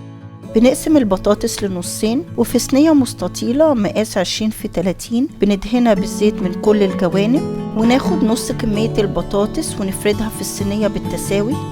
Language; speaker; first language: Arabic; native; Arabic